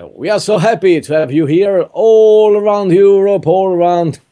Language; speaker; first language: English; non-native, fluent; Italian